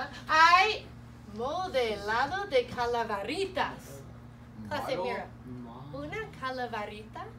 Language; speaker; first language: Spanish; non-native, fluent; English